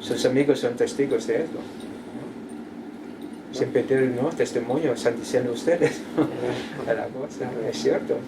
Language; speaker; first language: Spanish; non-native, learner; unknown